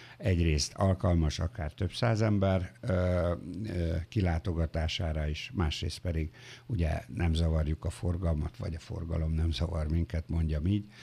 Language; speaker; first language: Hungarian; native; Hungarian